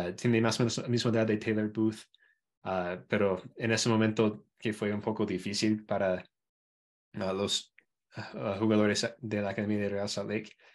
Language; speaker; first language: Spanish; non-native, fluent; English